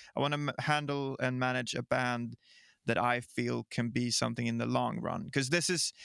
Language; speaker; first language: English; non-native, fluent; Swedish